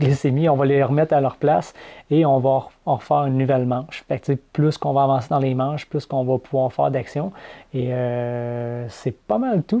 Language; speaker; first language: French; native; French